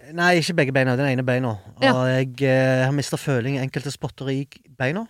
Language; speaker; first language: Norwegian; early bilingual, other home language; Arabic